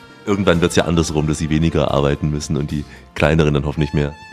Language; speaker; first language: German; native; German